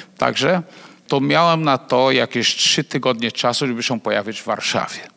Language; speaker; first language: Polish; non-native, fluent; Portuguese